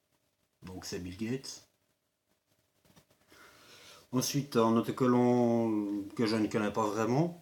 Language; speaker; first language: French; native; French